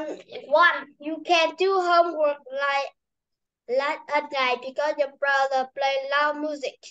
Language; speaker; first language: English; non-native, learner; Vietnamese